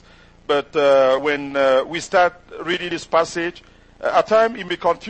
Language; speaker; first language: English; non-native, local second language; French